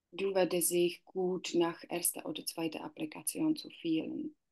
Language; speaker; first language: German; non-native, learner; Czech